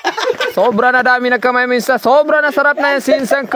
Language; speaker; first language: Filipino; non-native, local second language; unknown